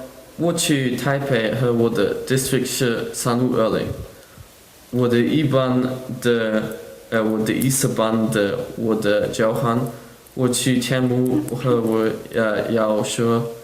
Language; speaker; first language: Chinese; non-native, learner; German